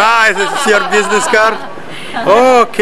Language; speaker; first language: English; non-native, learner; Russian